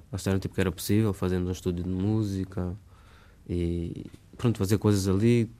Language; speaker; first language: Portuguese; native; Portuguese